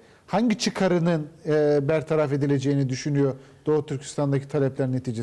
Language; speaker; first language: Turkish; native; Turkish